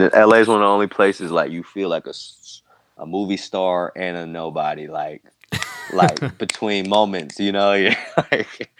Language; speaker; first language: English; native; English